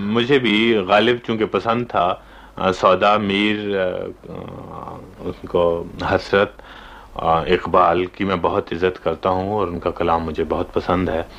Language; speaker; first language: Urdu; non-native, local second language; Pashto